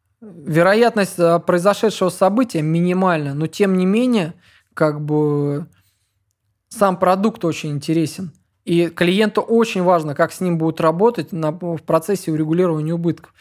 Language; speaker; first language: Russian; native; Russian